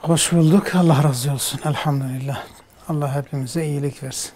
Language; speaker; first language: Turkish; non-native, local second language; Kurdish